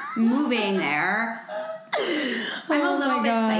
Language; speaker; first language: English; native; English